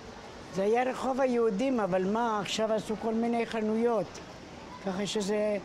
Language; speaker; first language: Hebrew; non-native, fluent; Spanish